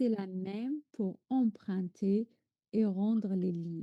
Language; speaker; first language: French; non-native, fluent; Arabic